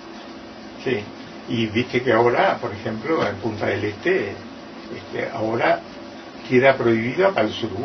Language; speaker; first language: Spanish; native; Spanish